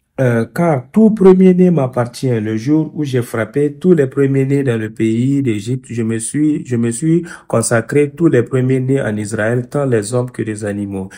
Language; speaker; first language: French; non-native, fluent; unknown